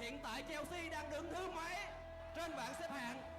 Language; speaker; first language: Vietnamese; native; Vietnamese